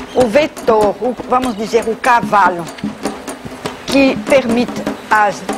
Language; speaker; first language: Portuguese; non-native, fluent; French